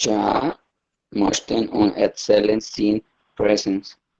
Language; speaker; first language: German; non-native, learner; Spanish